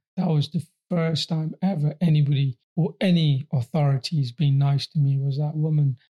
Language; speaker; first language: English; early bilingual, other home language; Persian